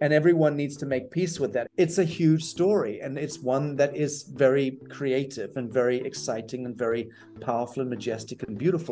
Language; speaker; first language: English; native; English